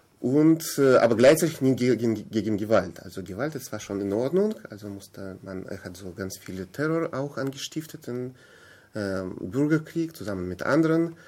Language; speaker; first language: German; non-native, fluent; Russian